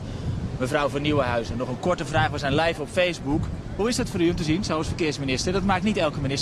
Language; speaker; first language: Dutch; native; Dutch